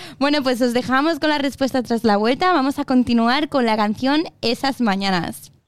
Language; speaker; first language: Spanish; native; Spanish